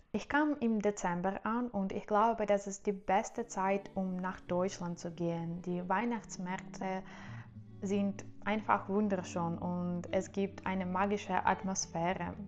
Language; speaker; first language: German; non-native, learner; Ukrainian